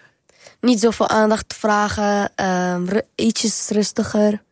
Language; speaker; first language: Dutch; early bilingual, other home language; Arabic